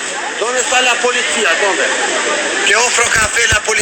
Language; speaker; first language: Spanish; non-native, learner; Albanian